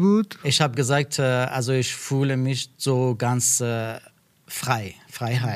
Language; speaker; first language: German; non-native, learner; Persian